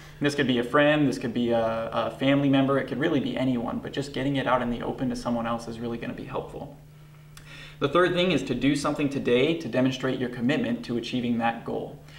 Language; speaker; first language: English; native; English